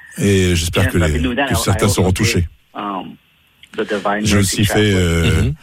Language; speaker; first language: French; non-native, fluent; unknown